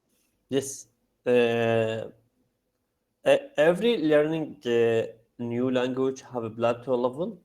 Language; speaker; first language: English; non-native, learner; Arabic